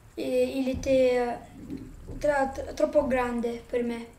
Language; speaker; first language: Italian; non-native, learner; French